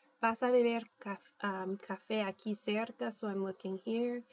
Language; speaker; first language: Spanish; non-native, fluent; English